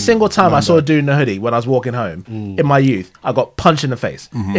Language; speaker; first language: English; native; English